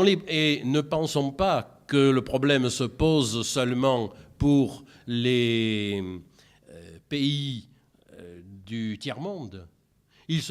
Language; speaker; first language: French; native; French